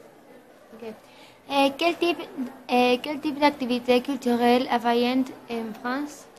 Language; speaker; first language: French; non-native, learner; Spanish